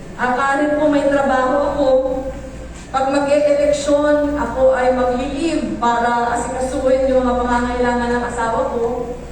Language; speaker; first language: Filipino; non-native, local second language; Bikol